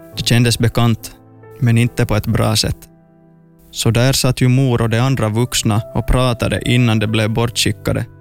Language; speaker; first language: Swedish; native; Swedish